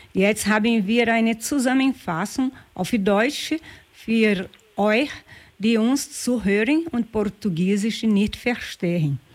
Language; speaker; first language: German; non-native, fluent; Portuguese